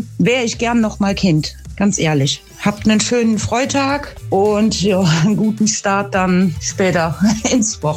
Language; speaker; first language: German; native; German